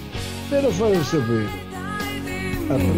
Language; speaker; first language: Italian; native; Italian